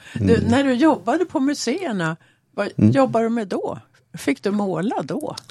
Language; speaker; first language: Swedish; native; Swedish